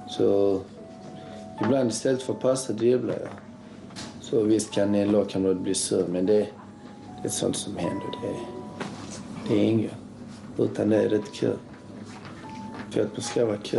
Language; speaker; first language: Swedish; early bilingual, other home language; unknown